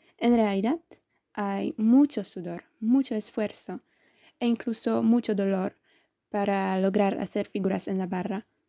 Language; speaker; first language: Spanish; non-native, fluent; Polish